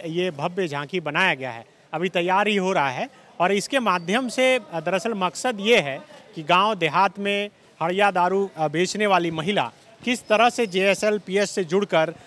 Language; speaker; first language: Hindi; native; Hindi